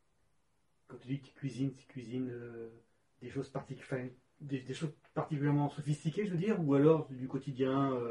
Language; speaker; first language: French; native; French